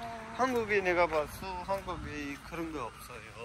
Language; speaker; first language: Korean; non-native, learner; Urdu